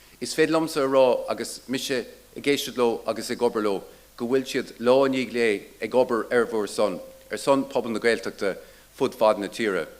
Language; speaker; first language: Irish; native; Irish